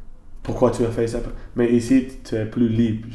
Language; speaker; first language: French; non-native, learner; English